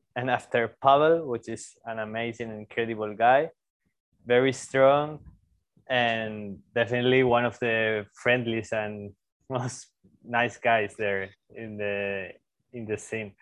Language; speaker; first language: English; non-native, fluent; Spanish